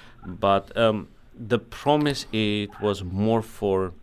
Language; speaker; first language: English; non-native, fluent; Armenian